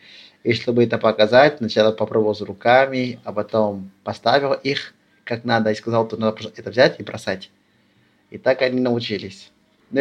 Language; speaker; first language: Russian; early bilingual, other home language; Lingala